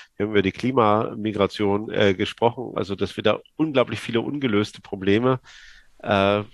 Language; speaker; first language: German; native; German